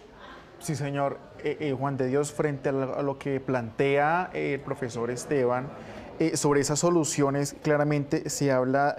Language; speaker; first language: Spanish; native; Spanish